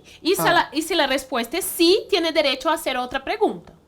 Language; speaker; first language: Spanish; non-native, fluent; Portuguese